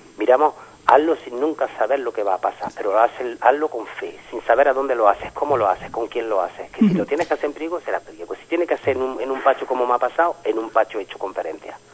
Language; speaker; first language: Spanish; early bilingual, heritage; Spanish